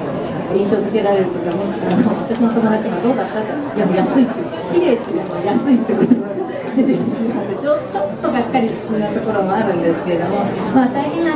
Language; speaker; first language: Japanese; native; Japanese